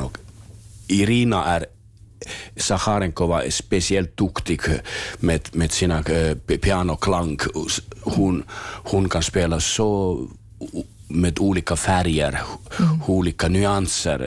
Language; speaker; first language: Swedish; non-native, learner; Finnish